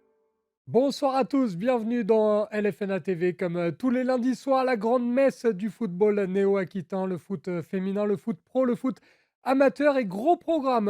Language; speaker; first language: French; native; French